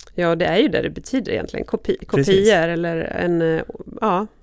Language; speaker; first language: Swedish; native; Swedish